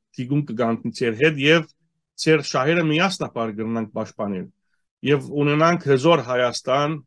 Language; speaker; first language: Armenian; early bilingual, heritage; Armenian